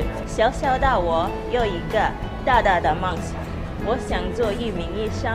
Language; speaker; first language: Chinese; non-native, fluent; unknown